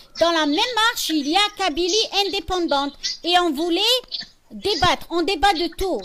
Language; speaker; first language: French; non-native, local second language; Arabic